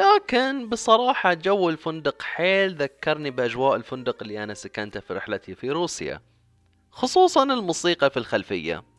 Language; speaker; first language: Arabic; native; Arabic